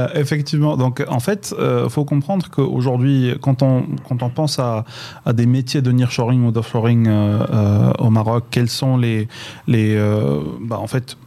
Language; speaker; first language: French; non-native, local second language; Arabic